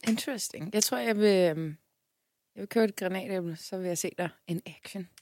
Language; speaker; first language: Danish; early bilingual, other home language; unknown